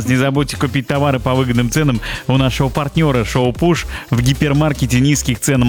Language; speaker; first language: Russian; native; Russian